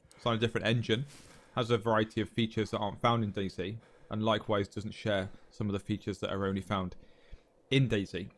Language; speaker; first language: English; native; English